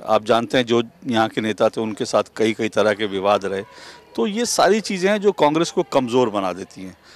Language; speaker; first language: Hindi; native; Hindi